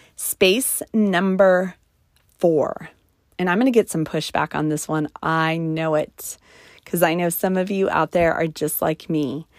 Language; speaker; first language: English; native; English